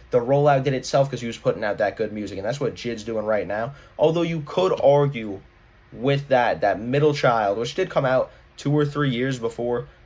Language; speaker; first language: English; native; English